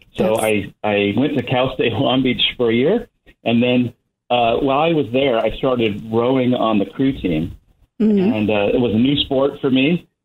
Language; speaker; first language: English; native; English